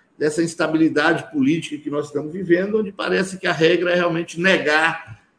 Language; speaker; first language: Portuguese; native; Portuguese